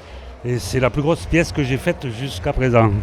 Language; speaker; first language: French; native; French